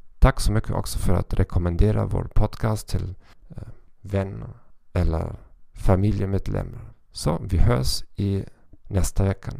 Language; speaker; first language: Swedish; non-native, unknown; German